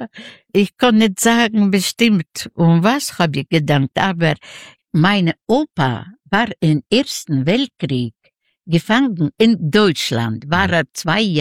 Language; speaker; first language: German; non-native, learner; Yiddish